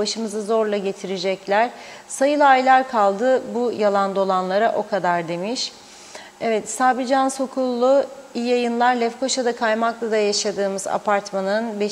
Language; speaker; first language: Turkish; native; Turkish